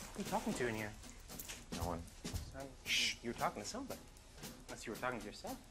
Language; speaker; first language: English; native; English